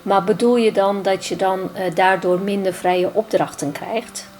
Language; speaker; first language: Dutch; non-native, fluent; Turkish